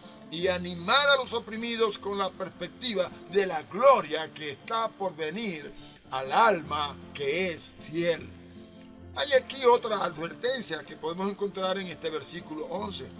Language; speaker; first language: Spanish; native; Spanish